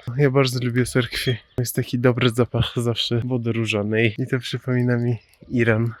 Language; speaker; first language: Polish; non-native, fluent; Persian